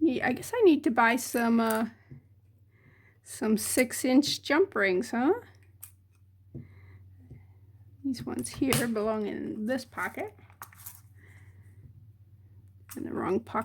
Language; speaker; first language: English; native; English